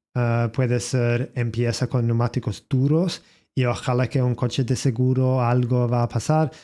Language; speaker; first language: Spanish; non-native, learner; English